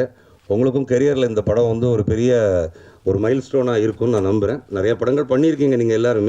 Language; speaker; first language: Tamil; native; Tamil